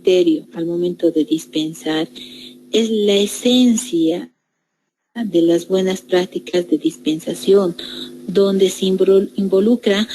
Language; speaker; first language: Spanish; native; Spanish